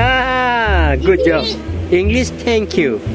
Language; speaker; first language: English; non-native, learner; Malay